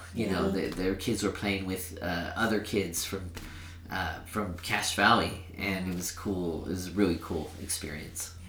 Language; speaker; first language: English; early bilingual, other home language; Spanish